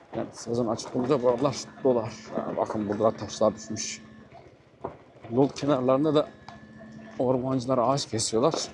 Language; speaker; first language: Turkish; native; Turkish